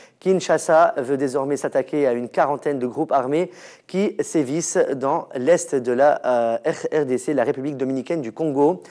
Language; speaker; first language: French; non-native, local second language; Arabic